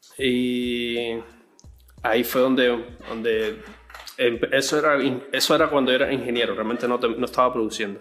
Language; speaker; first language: Spanish; native; Spanish